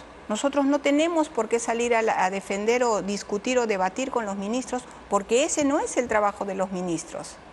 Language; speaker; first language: Spanish; native; Spanish